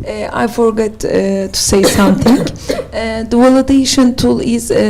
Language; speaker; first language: English; non-native, learner; Turkish